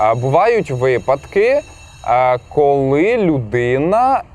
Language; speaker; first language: Ukrainian; native; Ukrainian